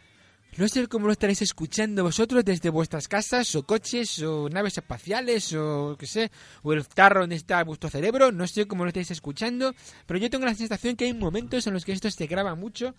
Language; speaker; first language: Spanish; native; Spanish